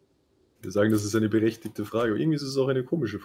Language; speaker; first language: German; native; German